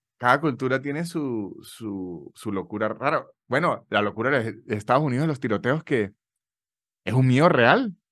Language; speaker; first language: Spanish; native; Spanish